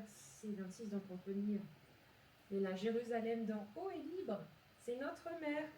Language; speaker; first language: French; native; French